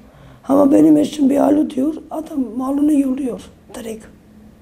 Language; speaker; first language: Turkish; non-native, fluent; Armenian